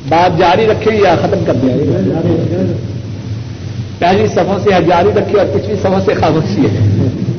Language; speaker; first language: Urdu; non-native, local second language; Punjabi